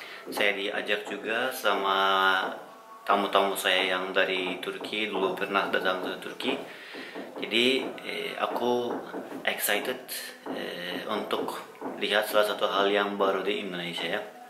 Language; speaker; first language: Indonesian; non-native, fluent; Turkish